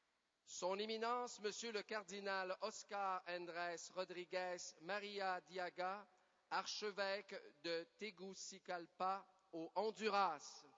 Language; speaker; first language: French; native; French